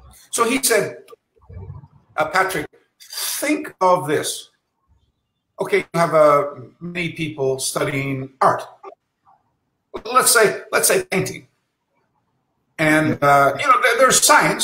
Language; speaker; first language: English; native; English